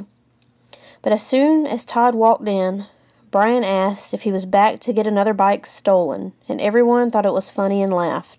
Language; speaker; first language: English; native; English